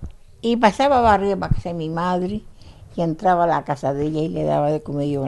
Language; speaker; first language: Spanish; native; Spanish